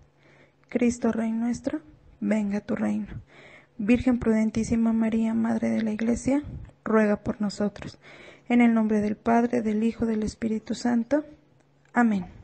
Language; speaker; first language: Spanish; native; Spanish